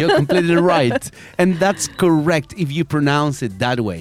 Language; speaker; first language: English; non-native, fluent; Spanish